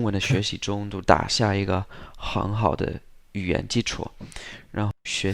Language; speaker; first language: Chinese; non-native, fluent; English